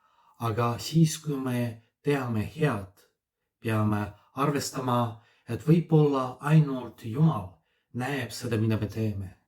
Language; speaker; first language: Estonian; non-native, fluent; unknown